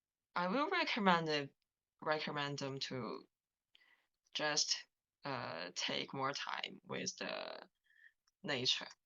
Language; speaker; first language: English; non-native, learner; Chinese